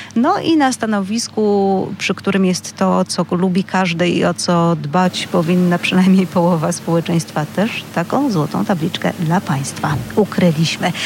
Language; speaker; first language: Polish; native; Polish